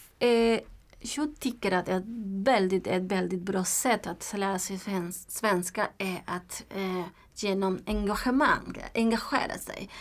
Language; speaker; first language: Swedish; non-native, fluent; Spanish